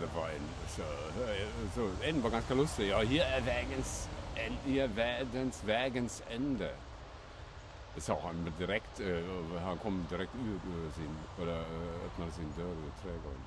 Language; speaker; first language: Swedish; non-native, fluent; German